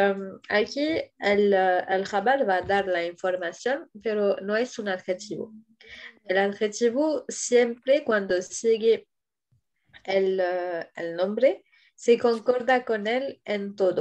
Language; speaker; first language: Spanish; non-native, fluent; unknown